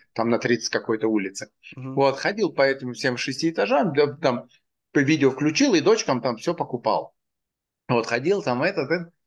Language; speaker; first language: Russian; non-native, local second language; Tajik